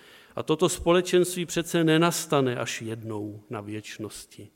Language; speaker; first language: Czech; native; Czech